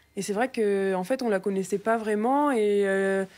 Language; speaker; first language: French; native; French